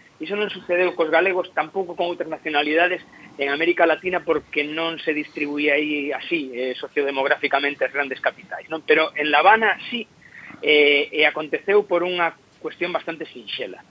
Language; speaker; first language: Galician; native; Galician